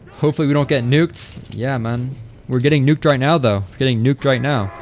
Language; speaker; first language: English; native; English